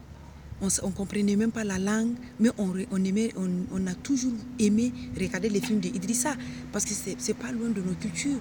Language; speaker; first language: French; non-native, local second language; Hausa